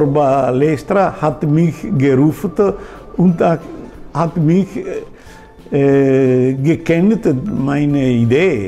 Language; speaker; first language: German; non-native, learner; Italian